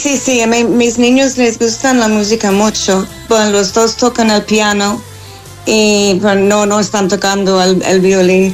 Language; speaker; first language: Spanish; non-native, fluent; English